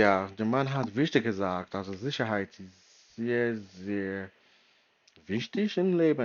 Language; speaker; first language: German; non-native, learner; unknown